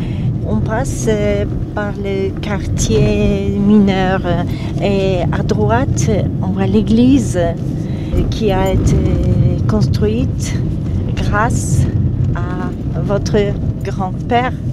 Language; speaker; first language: French; non-native, fluent; Polish